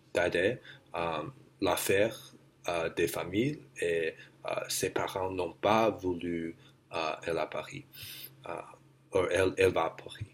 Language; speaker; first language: French; non-native, learner; English